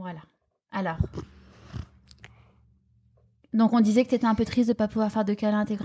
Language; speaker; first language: French; native; French